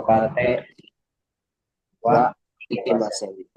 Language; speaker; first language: Japanese; non-native, learner; Filipino